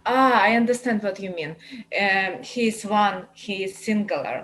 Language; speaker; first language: English; non-native, learner; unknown